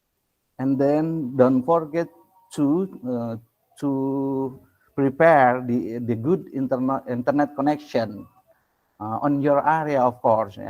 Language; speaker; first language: English; non-native, local second language; Indonesian